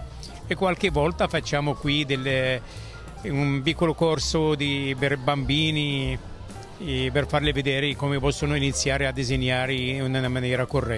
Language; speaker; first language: Italian; non-native, fluent; Arabic